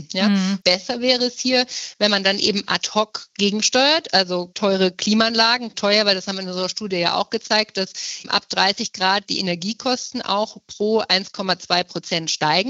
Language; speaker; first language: German; native; German